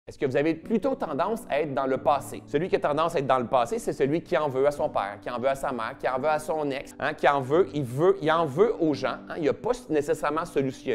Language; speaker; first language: French; native; French